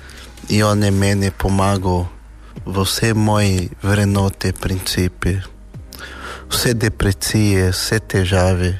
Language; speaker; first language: Slovenian; non-native, learner; Portuguese